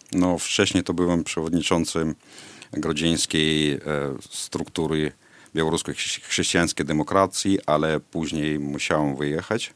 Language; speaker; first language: Polish; non-native, fluent; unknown